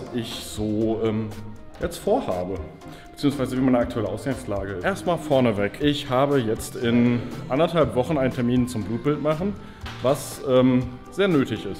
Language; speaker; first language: German; native; German